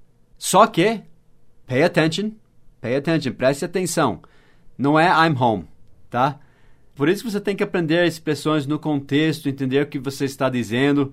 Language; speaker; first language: Portuguese; non-native, fluent; English